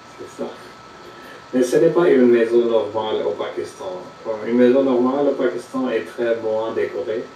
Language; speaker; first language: French; non-native, fluent; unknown